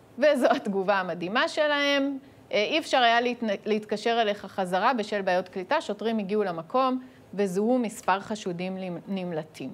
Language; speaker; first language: Hebrew; native; Hebrew